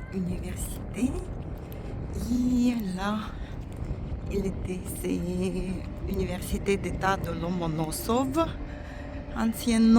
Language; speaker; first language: French; non-native, fluent; Russian